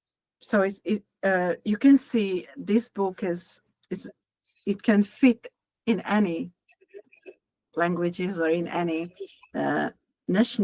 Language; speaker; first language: English; non-native, learner; Hungarian